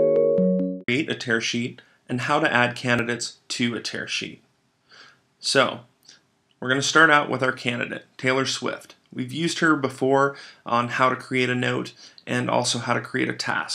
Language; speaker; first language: English; native; English